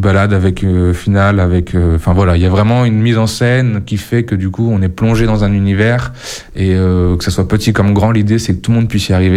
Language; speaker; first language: French; native; French